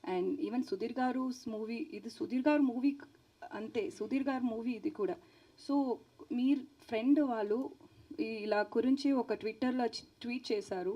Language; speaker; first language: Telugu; non-native, learner; Tamil